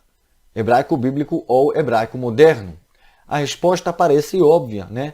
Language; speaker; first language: Portuguese; non-native, fluent; Hebrew